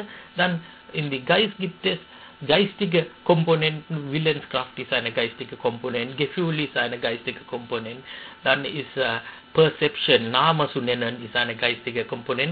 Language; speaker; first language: German; non-native, fluent; Sinhala